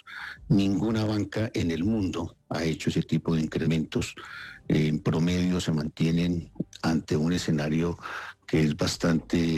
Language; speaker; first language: Spanish; native; Spanish